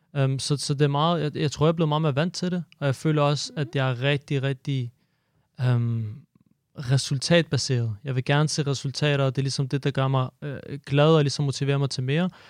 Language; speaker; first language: Danish; early bilingual, other home language; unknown